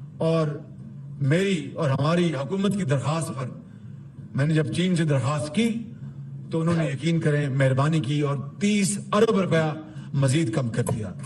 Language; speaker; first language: Urdu; non-native, local second language; Punjabi